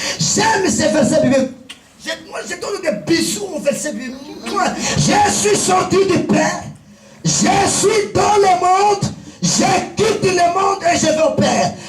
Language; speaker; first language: French; non-native, local second language; Lingala